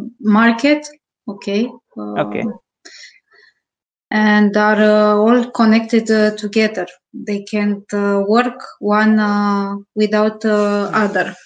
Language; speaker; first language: English; non-native, learner; Romanian